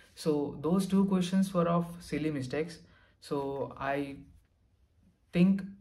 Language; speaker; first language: English; non-native, local second language; Telugu